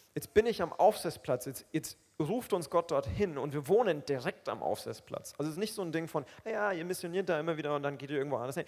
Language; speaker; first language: German; native; German